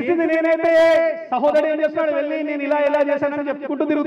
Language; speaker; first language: Telugu; native; Telugu